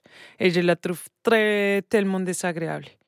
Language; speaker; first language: French; non-native, learner; Spanish